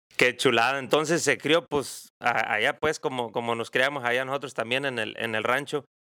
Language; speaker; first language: Spanish; native; Spanish